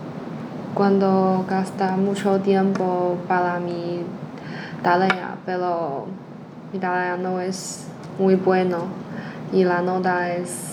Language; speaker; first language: Spanish; non-native, learner; Chinese